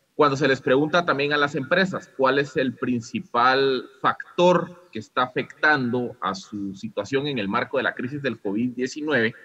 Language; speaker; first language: Spanish; non-native, fluent; Dutch